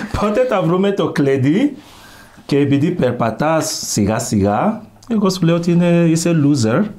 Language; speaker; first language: Greek; non-native, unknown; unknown